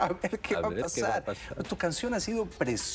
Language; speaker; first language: Spanish; native; Spanish